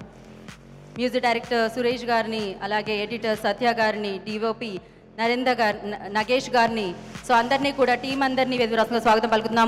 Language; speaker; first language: Telugu; native; Telugu